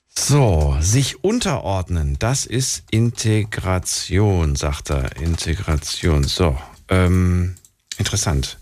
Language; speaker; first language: German; native; German